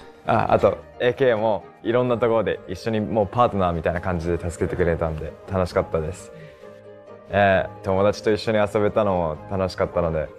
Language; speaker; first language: Japanese; native; Japanese